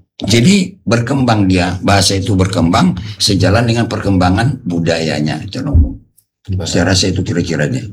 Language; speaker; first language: Indonesian; non-native, local second language; Batak Toba